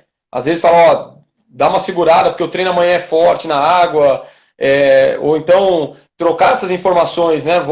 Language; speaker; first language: Portuguese; native; Portuguese